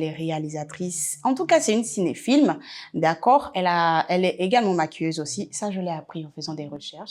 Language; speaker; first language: French; native; French